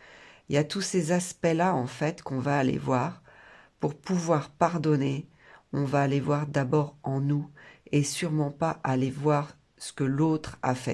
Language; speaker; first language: French; native; French